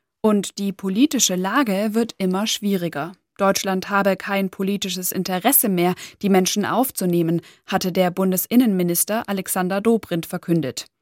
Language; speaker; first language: German; native; German